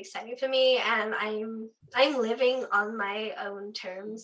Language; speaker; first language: English; native; English